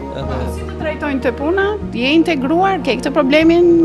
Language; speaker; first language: Albanian; native; Albanian